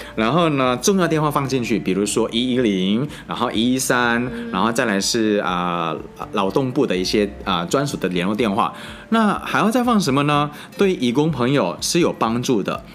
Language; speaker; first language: Chinese; non-native, fluent; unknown